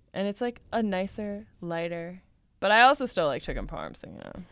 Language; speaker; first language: English; native; English